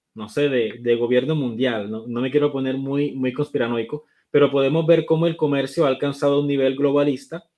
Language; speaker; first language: Spanish; native; Spanish